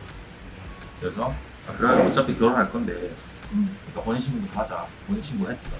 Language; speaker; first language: Korean; native; Korean